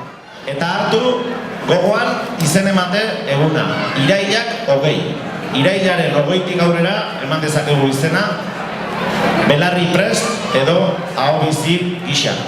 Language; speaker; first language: Basque; native; Basque